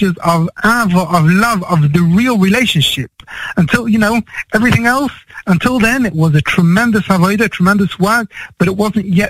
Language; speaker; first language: English; native; English